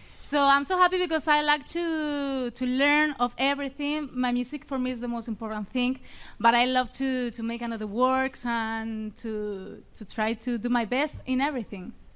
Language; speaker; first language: English; non-native, fluent; Spanish